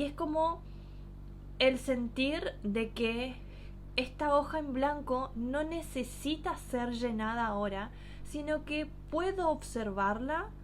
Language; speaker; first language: Spanish; native; Spanish